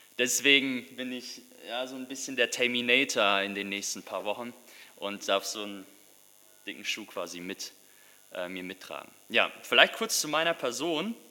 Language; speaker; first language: German; early bilingual, other home language; Russian